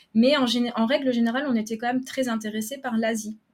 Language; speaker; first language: French; native; French